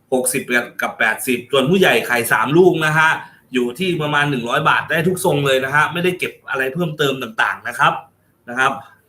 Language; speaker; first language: Thai; native; Thai